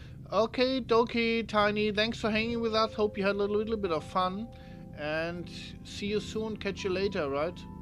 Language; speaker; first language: English; non-native, fluent; German